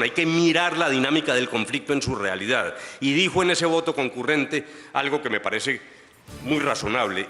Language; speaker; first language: Spanish; native; Spanish